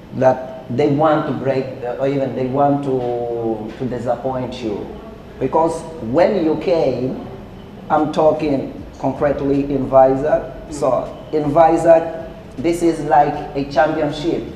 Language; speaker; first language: English; non-native, fluent; Portuguese